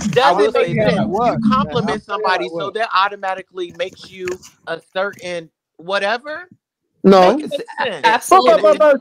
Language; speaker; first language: English; native; English